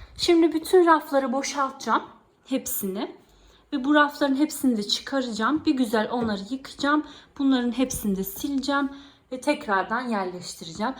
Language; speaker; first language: Turkish; early bilingual, heritage; Turkish